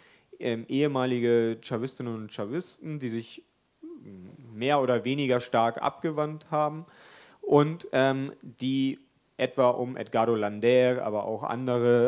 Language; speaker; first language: German; native; German